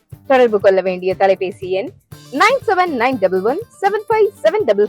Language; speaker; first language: Tamil; native; Tamil